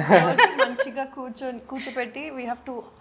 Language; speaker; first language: Telugu; non-native, local second language; Urdu